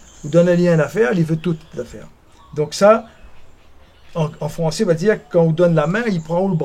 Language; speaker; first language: French; native; French